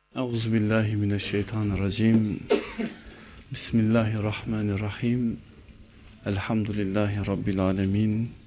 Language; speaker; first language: Turkish; native; Turkish